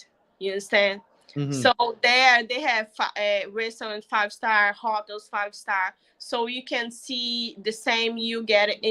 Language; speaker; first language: English; non-native, learner; Portuguese